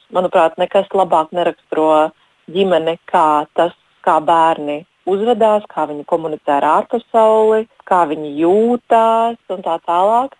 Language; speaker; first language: Latvian; native; Latvian